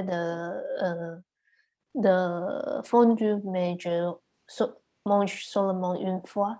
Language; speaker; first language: French; non-native, learner; Chinese